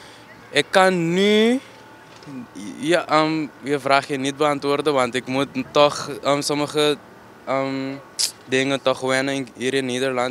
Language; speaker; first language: Dutch; non-native, local second language; Papiamento